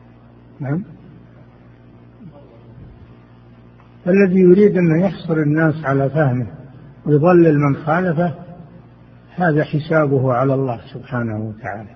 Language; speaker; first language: Arabic; native; Arabic